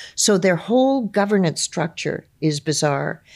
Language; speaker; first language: English; native; English